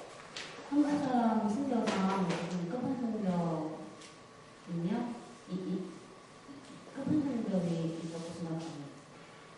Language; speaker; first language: Korean; non-native, fluent; Chinese